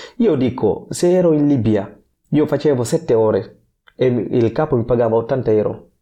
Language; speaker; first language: Italian; non-native, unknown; Fula